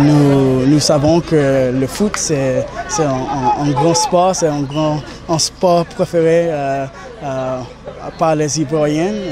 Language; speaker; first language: French; non-native, learner; English